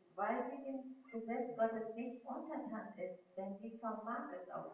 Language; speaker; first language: German; non-native, fluent; Russian